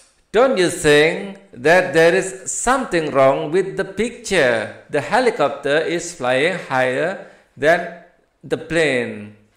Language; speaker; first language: English; non-native, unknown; Indonesian